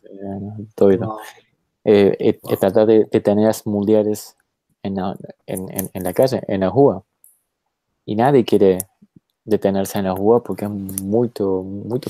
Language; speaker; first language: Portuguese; non-native, fluent; Spanish